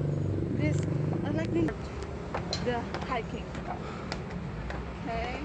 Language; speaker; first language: English; non-native, learner; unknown